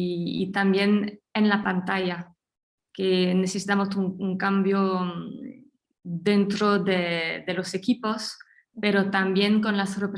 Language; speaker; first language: Spanish; non-native, fluent; French